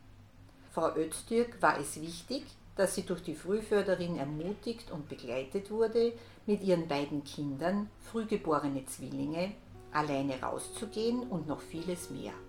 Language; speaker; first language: German; native; German